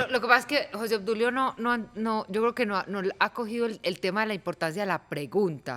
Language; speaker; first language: Spanish; native; Spanish